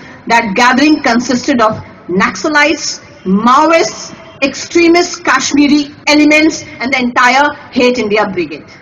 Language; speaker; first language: English; non-native, local second language; Hindi